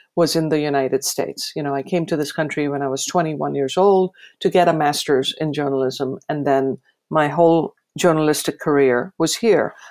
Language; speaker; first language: English; non-native, local second language; Gujarati